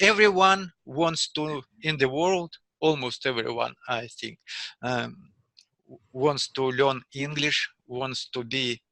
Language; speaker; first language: English; non-native, learner; Russian